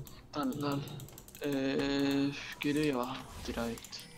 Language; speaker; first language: Spanish; native; Spanish